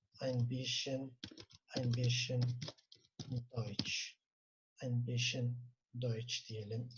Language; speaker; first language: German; non-native, fluent; Turkish